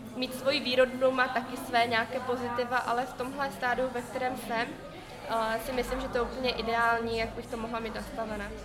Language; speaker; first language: Czech; early bilingual, other home language; Vietnamese